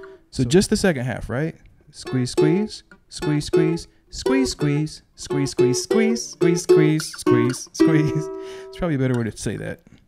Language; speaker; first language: English; native; English